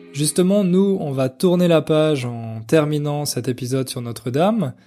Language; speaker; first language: French; native; French